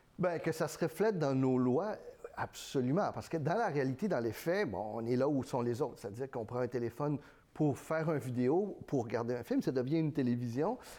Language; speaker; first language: French; early bilingual, other home language; Spanish